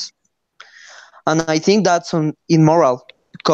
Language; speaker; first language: English; non-native, learner; Spanish